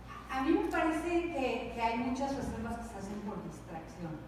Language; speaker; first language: Spanish; native; Spanish